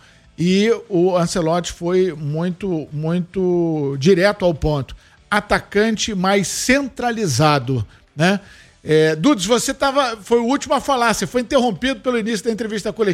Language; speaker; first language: Portuguese; native; Portuguese